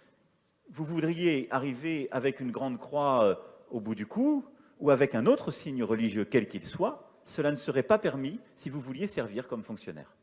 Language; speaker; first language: French; native; French